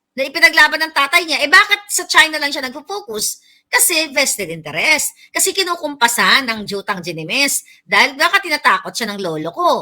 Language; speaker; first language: Filipino; non-native, local second language; Cebuano